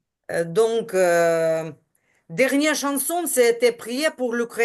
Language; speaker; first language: French; non-native, learner; Ukrainian